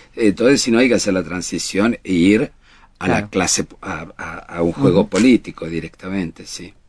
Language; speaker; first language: Spanish; native; Spanish